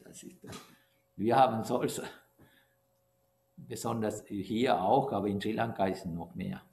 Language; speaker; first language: German; non-native, fluent; Sinhala